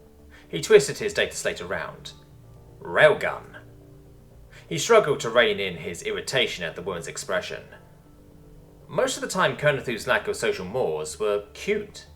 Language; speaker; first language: English; native; English